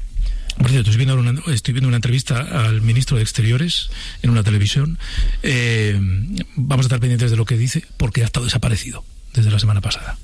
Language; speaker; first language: Spanish; native; Spanish